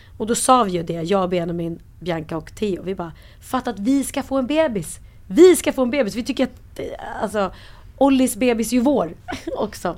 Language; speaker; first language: Swedish; native; Swedish